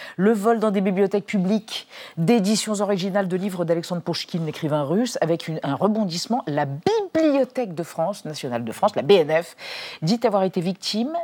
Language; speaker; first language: French; native; French